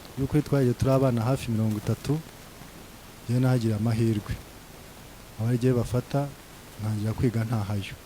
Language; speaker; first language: Kinyarwanda; early bilingual, heritage; Kinyarwanda